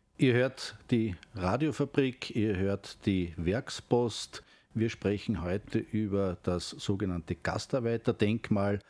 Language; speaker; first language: German; native; German